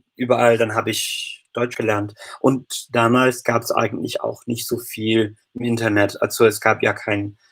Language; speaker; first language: German; non-native, fluent; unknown